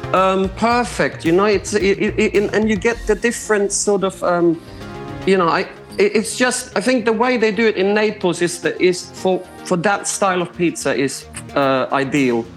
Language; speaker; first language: English; non-native, fluent; Croatian